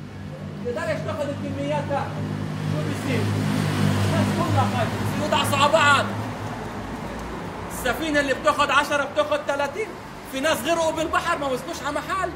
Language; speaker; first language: Arabic; native; Arabic